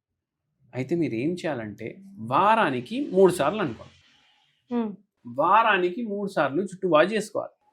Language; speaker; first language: Telugu; native; Telugu